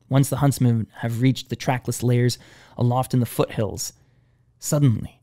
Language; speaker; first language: English; native; English